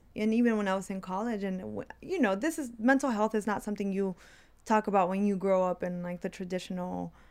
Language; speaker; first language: English; early bilingual, other home language; Spanish